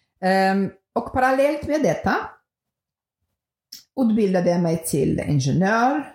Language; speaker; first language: Swedish; non-native, fluent; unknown